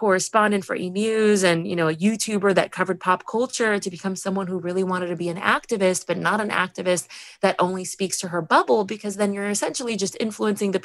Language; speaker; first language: English; early bilingual, other home language; Spanish